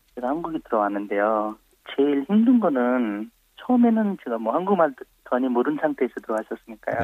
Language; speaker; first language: Korean; non-native, fluent; Nepali